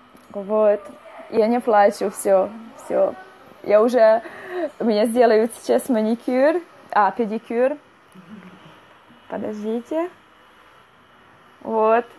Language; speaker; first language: Russian; non-native, fluent; Hungarian